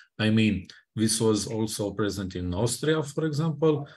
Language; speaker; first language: English; non-native, fluent; Romanian